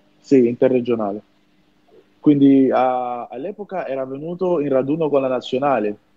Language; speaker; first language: Italian; non-native, fluent; French